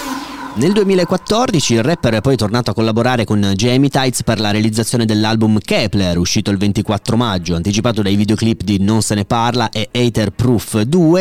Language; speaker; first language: Italian; native; Italian